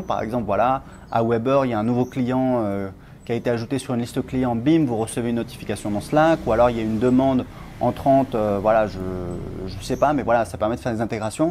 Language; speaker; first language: French; native; French